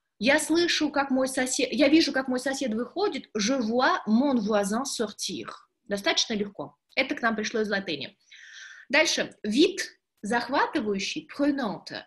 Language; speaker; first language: Russian; native; Russian